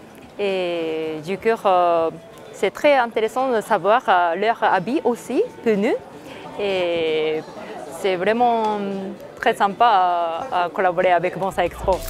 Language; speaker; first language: French; non-native, fluent; Japanese